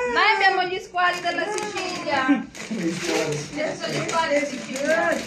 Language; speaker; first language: Italian; native; Italian